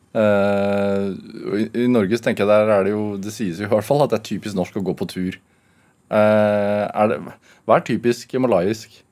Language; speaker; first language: Norwegian; native; Norwegian